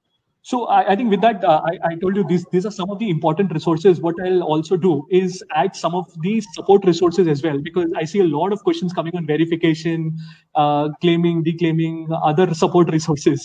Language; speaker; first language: English; non-native, local second language; Hindi